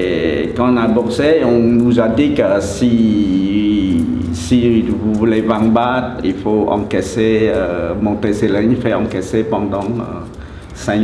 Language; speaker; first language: French; non-native, fluent; Khmer